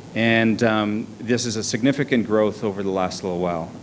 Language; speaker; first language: English; native; English